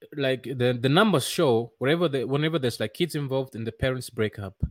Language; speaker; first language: English; non-native, fluent; Dutch